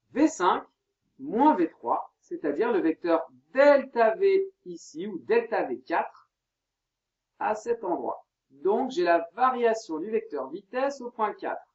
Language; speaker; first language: French; native; French